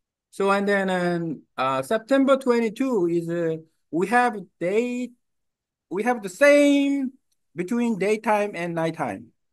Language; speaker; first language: English; non-native, learner; Korean